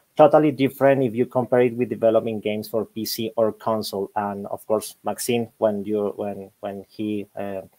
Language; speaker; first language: English; non-native, fluent; Spanish